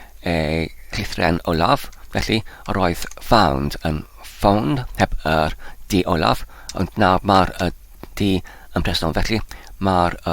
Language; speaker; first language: Welsh; non-native, learner; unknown